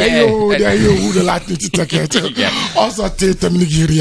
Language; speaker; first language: Hungarian; non-native, learner; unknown